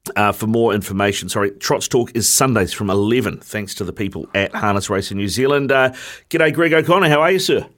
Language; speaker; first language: English; native; English